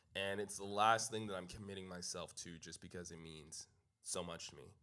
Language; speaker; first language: English; native; English